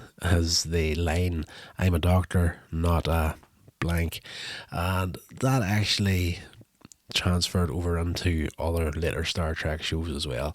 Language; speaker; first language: English; native; English